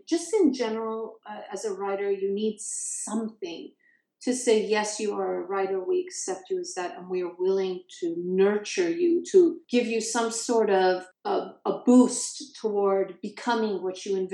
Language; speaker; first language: English; early bilingual, other home language; Persian